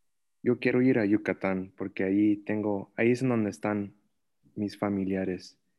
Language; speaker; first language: Spanish; early bilingual, heritage; Spanish